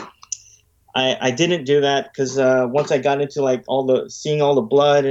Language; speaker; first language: English; native; English